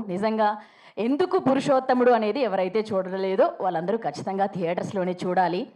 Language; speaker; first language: Telugu; native; Telugu